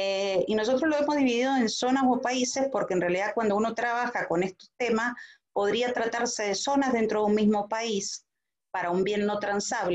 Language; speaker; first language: Spanish; native; Spanish